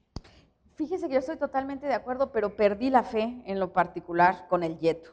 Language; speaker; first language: Spanish; native; Spanish